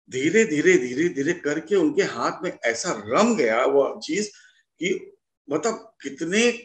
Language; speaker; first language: Hindi; native; Hindi